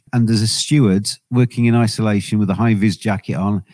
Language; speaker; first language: English; native; English